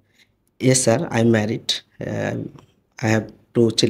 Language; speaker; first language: English; non-native, learner; Bangla